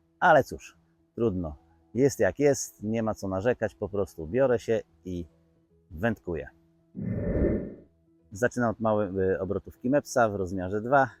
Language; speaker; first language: Polish; native; Polish